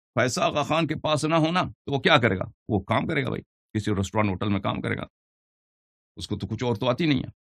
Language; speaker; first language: Urdu; non-native, fluent; Persian